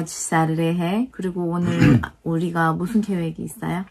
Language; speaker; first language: Korean; non-native, learner; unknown